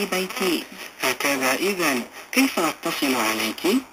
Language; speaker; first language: Arabic; non-native, fluent; Malay